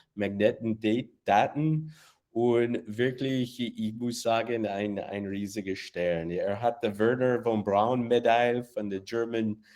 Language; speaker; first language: German; non-native, learner; English